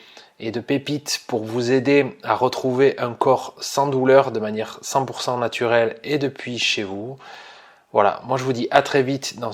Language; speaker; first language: French; native; French